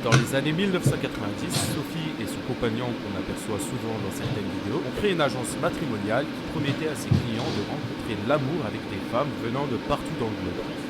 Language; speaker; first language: French; native; French